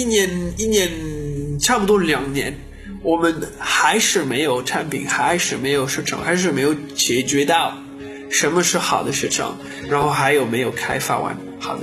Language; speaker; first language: Chinese; non-native, learner; French